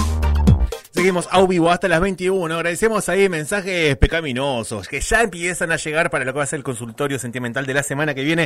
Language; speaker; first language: Spanish; native; Spanish